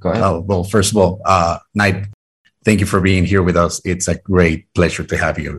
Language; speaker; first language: English; non-native, fluent; Spanish